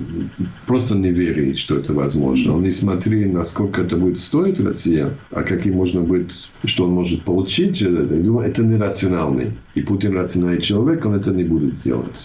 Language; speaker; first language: Russian; non-native, fluent; English